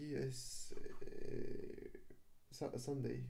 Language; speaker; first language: Spanish; non-native, learner; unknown